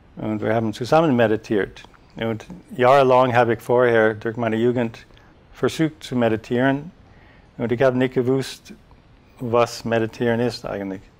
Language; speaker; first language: German; non-native, fluent; English